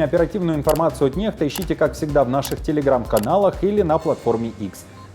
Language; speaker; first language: Russian; native; Russian